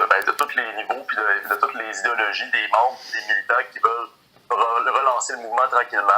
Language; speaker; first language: French; native; French